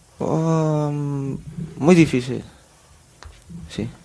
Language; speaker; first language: Spanish; non-native, learner; Arabic